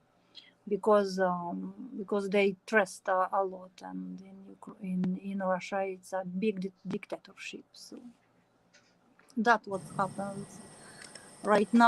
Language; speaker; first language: English; non-native, learner; Ukrainian